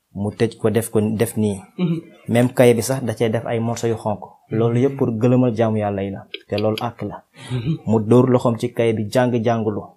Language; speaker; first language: Wolof; non-native, local second language; Fula